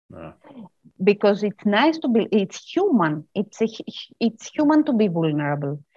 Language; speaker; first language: English; non-native, fluent; Greek